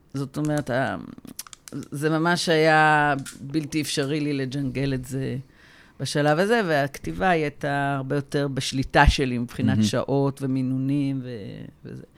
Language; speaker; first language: Hebrew; native; Hebrew